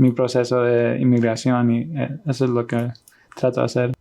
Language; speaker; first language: Spanish; early bilingual, other home language; English